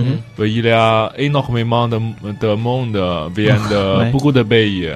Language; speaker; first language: French; non-native, learner; Chinese